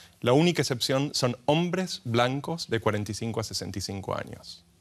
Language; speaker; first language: Spanish; native; Spanish